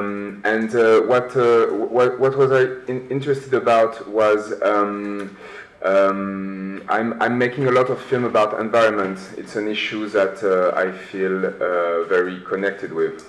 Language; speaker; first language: English; non-native, fluent; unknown